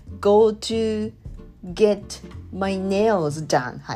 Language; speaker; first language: English; non-native, learner; Japanese